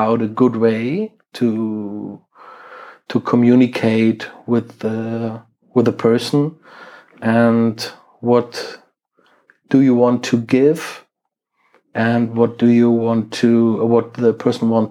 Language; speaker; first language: English; non-native, fluent; German